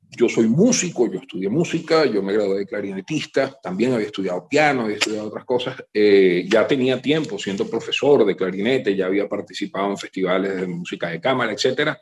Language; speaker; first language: Spanish; native; Spanish